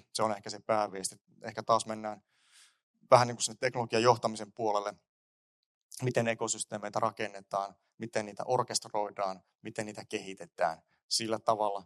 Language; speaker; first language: Finnish; native; Finnish